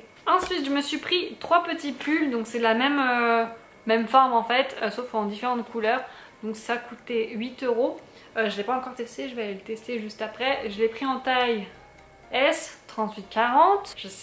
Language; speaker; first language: French; native; French